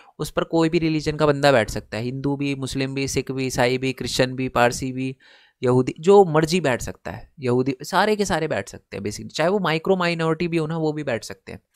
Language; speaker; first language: Hindi; native; Hindi